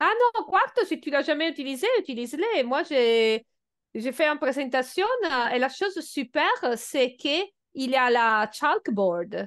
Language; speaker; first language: French; non-native, fluent; Italian